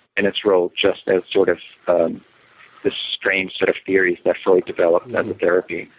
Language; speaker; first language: English; native; English